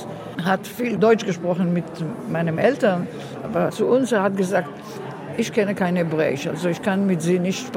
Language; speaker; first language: German; non-native, learner; Hebrew